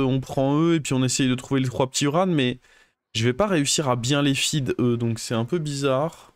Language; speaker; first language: French; native; French